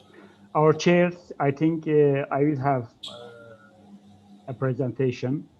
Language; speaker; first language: English; non-native, fluent; Turkish